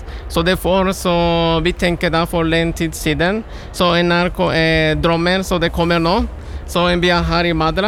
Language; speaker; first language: Norwegian; non-native, learner; Spanish